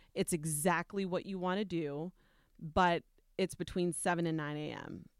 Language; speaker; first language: English; native; English